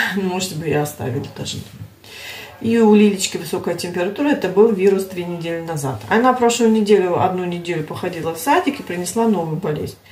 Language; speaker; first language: Russian; early bilingual, heritage; Russian